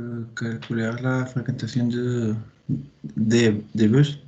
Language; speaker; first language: French; non-native, learner; Spanish